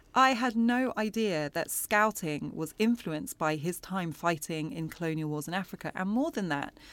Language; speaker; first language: English; native; English